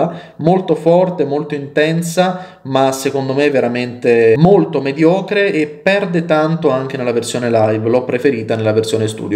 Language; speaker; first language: Italian; native; Italian